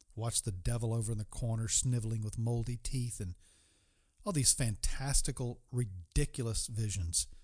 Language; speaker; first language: English; native; English